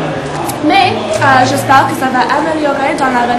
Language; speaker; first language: French; non-native, learner; English